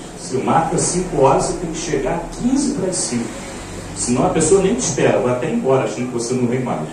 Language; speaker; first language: Portuguese; native; Portuguese